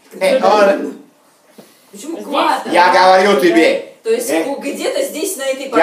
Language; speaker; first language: Russian; native; Russian